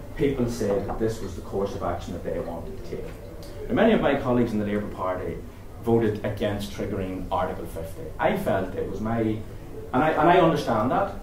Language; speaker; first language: English; native; English